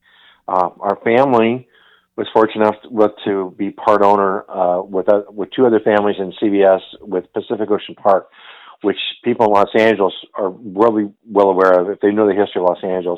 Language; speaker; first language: English; native; English